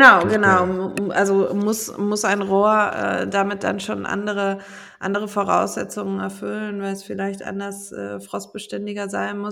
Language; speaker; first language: German; native; German